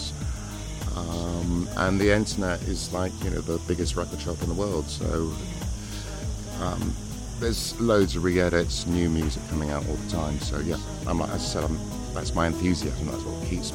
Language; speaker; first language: English; native; English